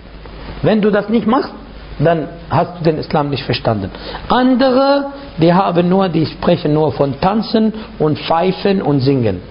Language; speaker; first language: German; non-native, fluent; Arabic